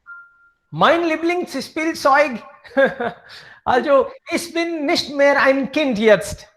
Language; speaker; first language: German; non-native, fluent; Hindi